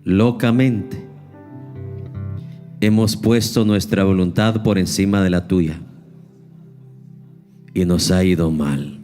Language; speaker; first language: Spanish; native; Spanish